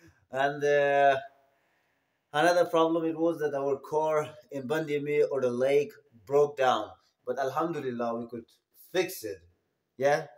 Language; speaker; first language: English; non-native, fluent; Persian